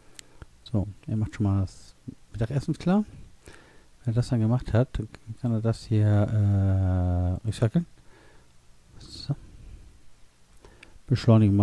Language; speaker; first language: German; native; German